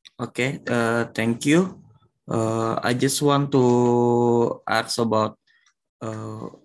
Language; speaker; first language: English; non-native, learner; Indonesian